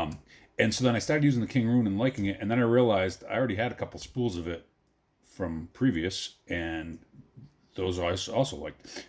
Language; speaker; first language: English; native; English